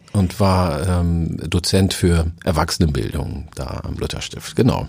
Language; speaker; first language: German; early bilingual, other home language; Oromo